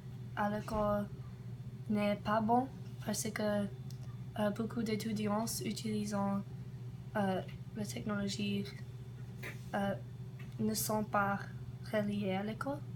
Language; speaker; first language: French; non-native, learner; English